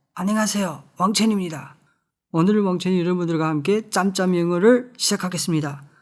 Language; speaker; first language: Korean; non-native, fluent; Chinese